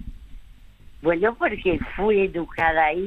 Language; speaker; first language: Spanish; early bilingual, other home language; French